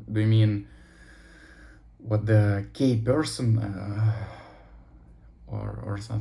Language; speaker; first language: English; non-native, learner; Russian